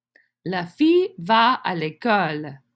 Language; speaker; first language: French; non-native, fluent; English